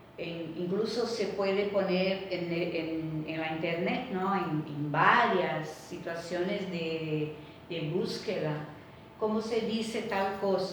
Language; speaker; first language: Spanish; non-native, fluent; Portuguese